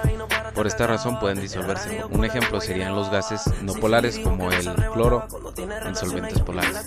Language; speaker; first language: Spanish; native; Spanish